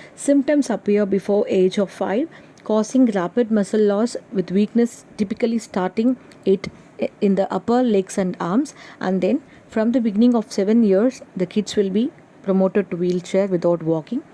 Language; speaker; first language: English; non-native, local second language; Tamil